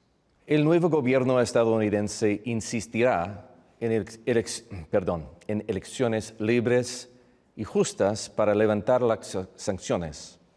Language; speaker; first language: Spanish; non-native, fluent; English